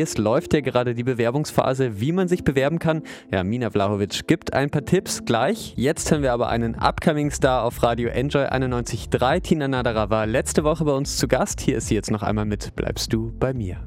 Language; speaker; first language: German; native; German